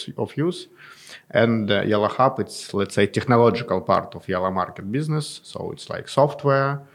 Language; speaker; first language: English; non-native, fluent; Russian